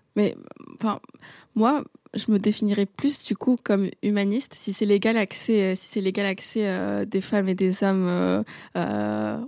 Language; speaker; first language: French; non-native, local second language; Arabic